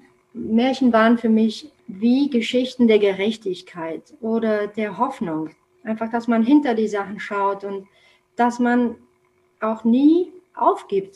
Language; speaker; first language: German; non-native, fluent; Romanian